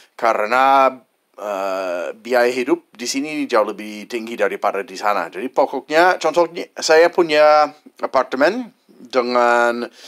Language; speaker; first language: Indonesian; non-native, fluent; English